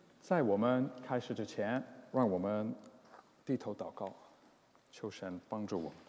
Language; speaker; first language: Chinese; non-native, fluent; English